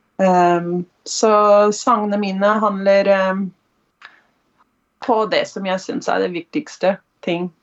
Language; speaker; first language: Norwegian; non-native, fluent; English